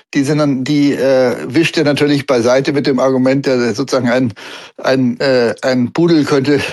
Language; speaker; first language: German; native; German